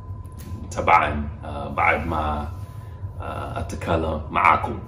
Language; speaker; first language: Arabic; non-native, learner; English